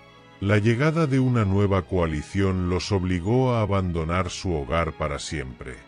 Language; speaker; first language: Spanish; native; Spanish